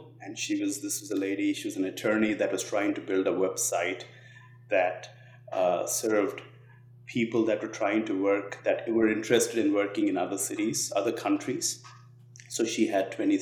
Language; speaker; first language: English; non-native, local second language; Telugu